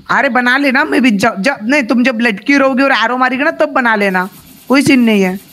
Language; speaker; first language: Hindi; native; Hindi